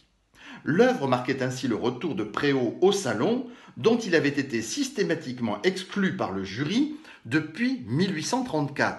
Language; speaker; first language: French; native; French